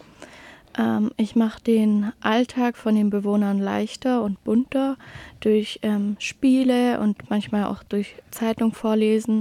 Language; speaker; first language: German; native; German